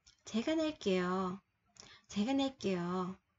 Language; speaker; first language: Korean; non-native, fluent; Vietnamese